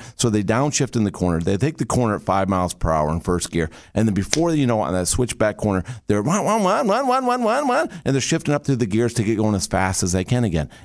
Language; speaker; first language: English; native; English